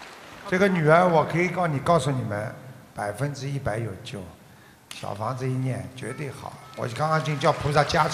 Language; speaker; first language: Chinese; non-native, local second language; Wu Chinese